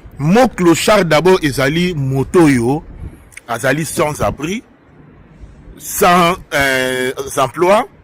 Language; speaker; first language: Lingala; non-native, local second language; Kongo